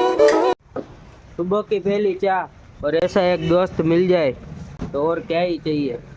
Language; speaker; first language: Hindi; non-native, local second language; Gujarati